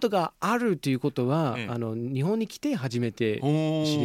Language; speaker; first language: Japanese; non-native, fluent; English